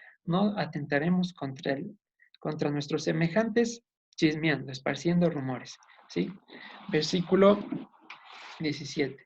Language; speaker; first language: Spanish; native; Spanish